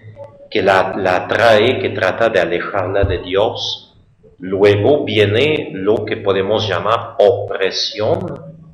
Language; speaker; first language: Spanish; non-native, fluent; French